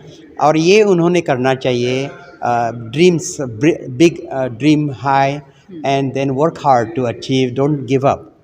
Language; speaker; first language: Hindi; non-native, local second language; Marathi